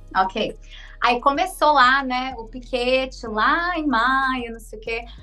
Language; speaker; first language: Portuguese; native; Portuguese